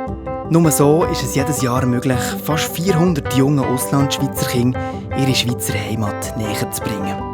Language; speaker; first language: German; native; German